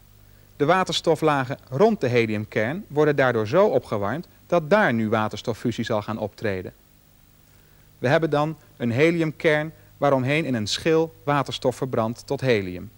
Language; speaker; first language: Dutch; native; Dutch